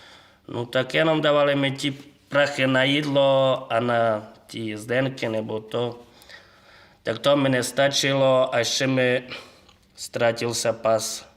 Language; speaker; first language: Czech; non-native, learner; Ukrainian